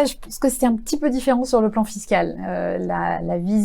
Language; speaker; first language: French; native; French